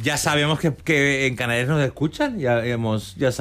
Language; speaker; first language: Spanish; native; Spanish